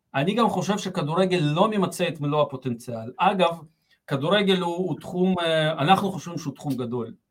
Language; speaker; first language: Hebrew; early bilingual, other home language; Russian